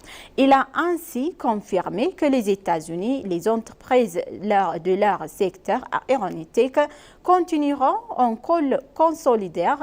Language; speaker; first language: French; non-native, fluent; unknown